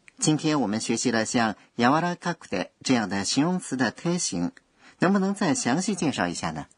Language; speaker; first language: Chinese; non-native, fluent; Japanese